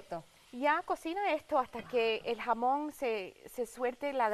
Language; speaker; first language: Spanish; early bilingual, heritage; English